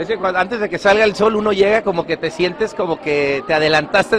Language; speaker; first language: Spanish; native; Spanish